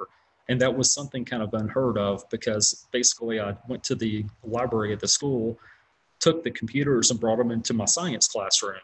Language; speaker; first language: English; native; English